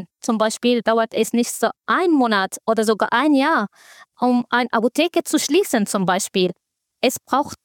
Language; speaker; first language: German; non-native, fluent; Arabic